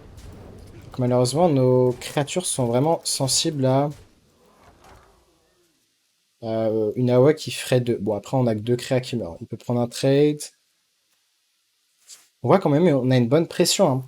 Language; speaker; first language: French; native; French